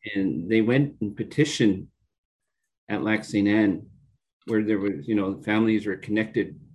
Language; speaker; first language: English; native; English